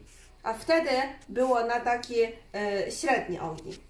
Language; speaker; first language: Polish; non-native, learner; Chinese